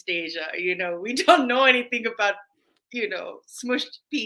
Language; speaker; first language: English; native; English